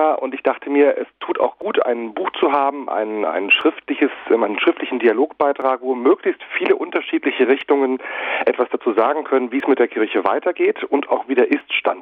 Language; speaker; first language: German; native; German